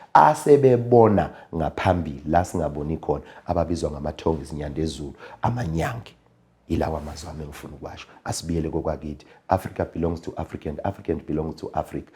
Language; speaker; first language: Zulu; native; Zulu